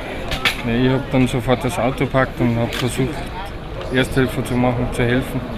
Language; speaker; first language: German; non-native, fluent; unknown